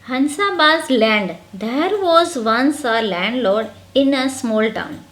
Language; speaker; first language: English; non-native, local second language; Gujarati